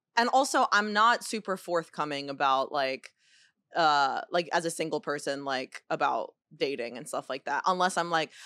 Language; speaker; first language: English; early bilingual, other home language; Chinese